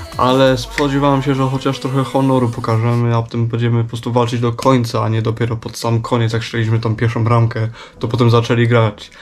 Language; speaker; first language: Polish; early bilingual, heritage; Polish